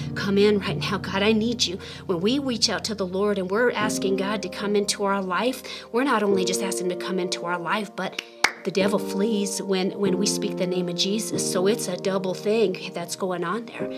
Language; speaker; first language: English; native; English